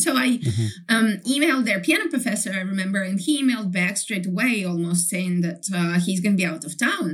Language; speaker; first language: English; non-native, fluent; Ukrainian